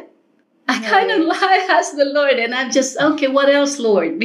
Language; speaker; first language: English; non-native, local second language; Filipino